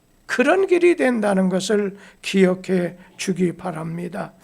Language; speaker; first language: Korean; native; Korean